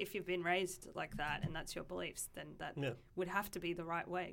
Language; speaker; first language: English; native; English